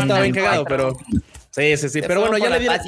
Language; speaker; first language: Spanish; native; Spanish